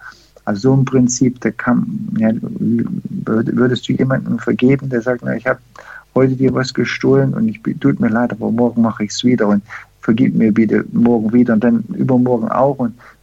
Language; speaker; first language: German; early bilingual, heritage; German